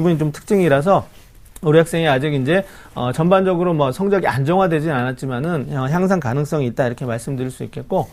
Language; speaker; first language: Korean; native; Korean